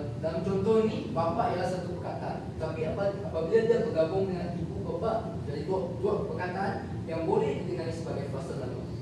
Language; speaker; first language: Malay; non-native, local second language; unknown